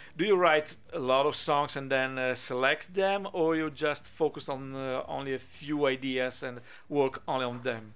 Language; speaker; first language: English; non-native, fluent; Italian